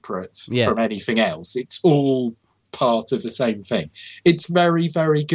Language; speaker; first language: English; native; English